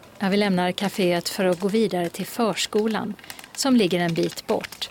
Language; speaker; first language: Swedish; native; Swedish